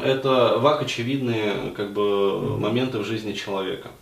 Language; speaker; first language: Russian; native; Russian